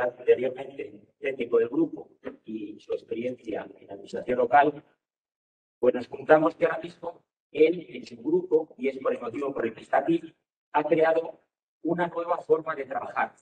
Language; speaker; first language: Spanish; native; Spanish